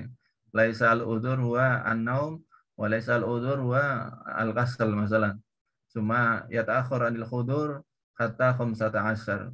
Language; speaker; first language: Arabic; non-native, learner; Indonesian